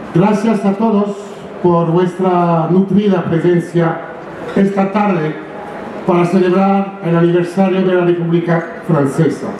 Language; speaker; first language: Spanish; non-native, fluent; French